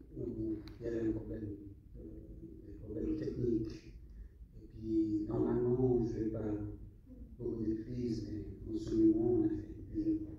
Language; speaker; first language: French; non-native, fluent; English